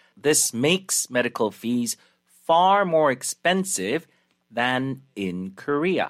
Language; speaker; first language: English; non-native, fluent; Korean